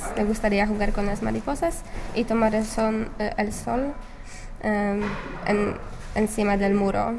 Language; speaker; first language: Spanish; non-native, fluent; English